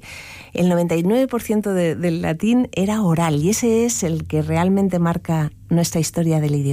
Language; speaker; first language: Spanish; native; Spanish